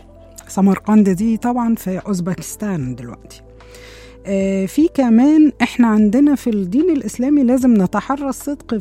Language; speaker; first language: Arabic; native; Arabic